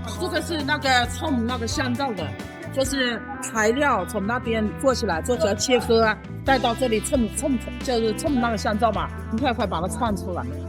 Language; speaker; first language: Chinese; native; Chinese